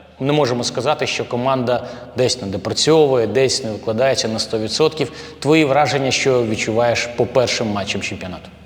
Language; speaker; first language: Ukrainian; native; Ukrainian